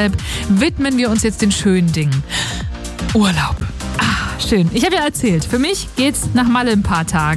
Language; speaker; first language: German; native; German